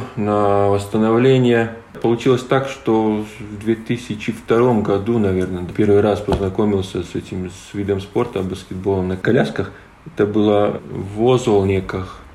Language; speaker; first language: Russian; non-native, local second language; Polish